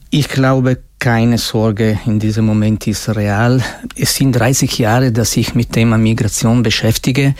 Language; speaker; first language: German; non-native, local second language; Italian